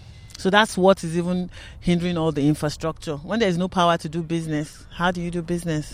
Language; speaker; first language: English; non-native, local second language; Yoruba